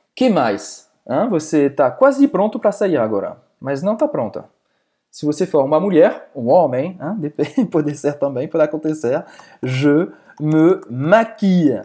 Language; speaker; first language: Portuguese; non-native, fluent; French